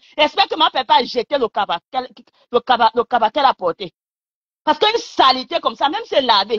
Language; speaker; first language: French; non-native, local second language; Lingala